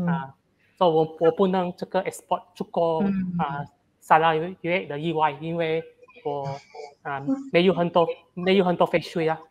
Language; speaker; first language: Chinese; non-native, learner; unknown